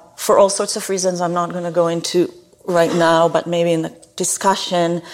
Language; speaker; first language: English; non-native, fluent; Hebrew